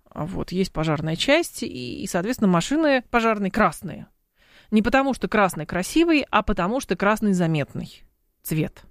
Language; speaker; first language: Russian; native; Russian